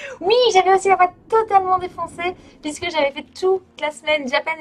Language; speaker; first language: French; native; French